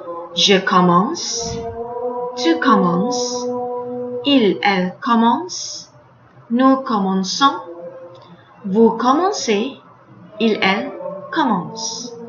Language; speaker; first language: French; non-native, fluent; Malay